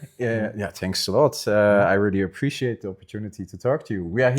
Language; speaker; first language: English; non-native, fluent; German